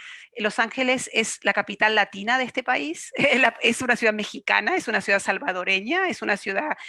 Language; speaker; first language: Spanish; native; Spanish